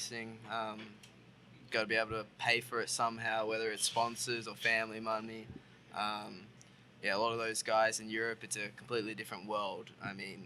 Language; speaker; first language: English; native; English